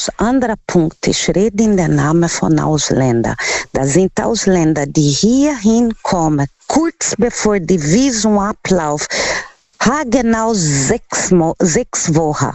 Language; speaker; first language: German; non-native, learner; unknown